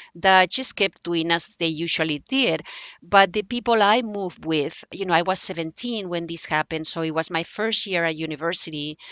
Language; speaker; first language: English; non-native, fluent; Spanish